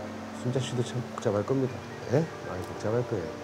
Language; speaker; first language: Korean; native; Korean